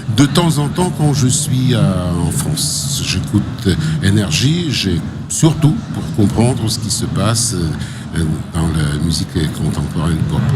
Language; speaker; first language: French; non-native, fluent; Russian